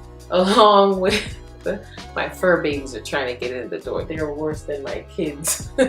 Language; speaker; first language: English; native; English